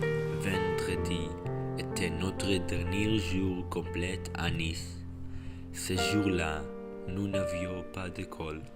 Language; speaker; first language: French; non-native, learner; English